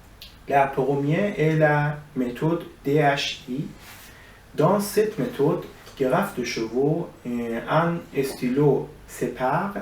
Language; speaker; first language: French; non-native, learner; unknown